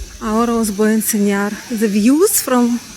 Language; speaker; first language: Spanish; non-native, fluent; Russian